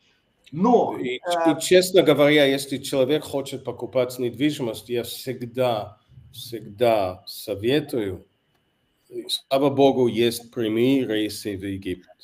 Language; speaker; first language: Russian; non-native, fluent; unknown